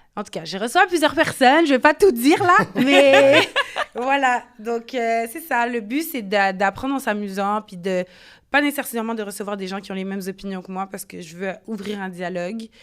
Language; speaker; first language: French; native; French